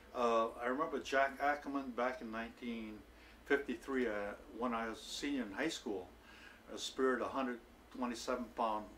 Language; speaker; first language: English; native; English